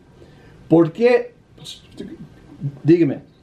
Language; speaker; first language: Spanish; non-native, learner; English